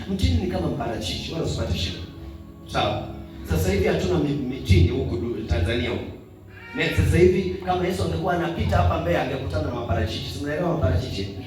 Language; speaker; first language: Swahili; native; Swahili